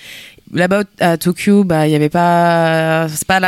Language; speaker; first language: French; early bilingual, other home language; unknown